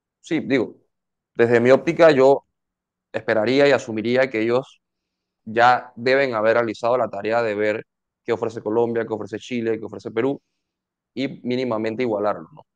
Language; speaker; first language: Spanish; native; Spanish